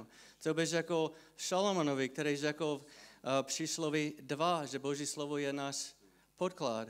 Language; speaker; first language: Czech; non-native, fluent; English